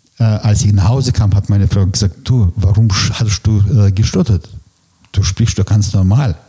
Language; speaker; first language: German; non-native, fluent; Russian